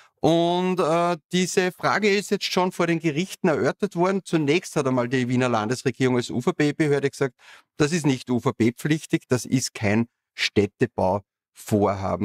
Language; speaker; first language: German; native; German